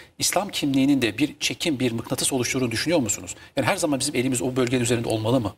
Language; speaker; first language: Turkish; native; Turkish